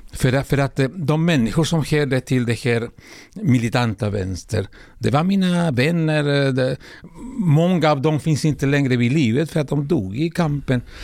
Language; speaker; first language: Swedish; non-native, fluent; Spanish